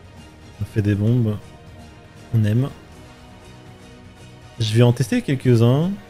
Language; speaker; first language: French; native; French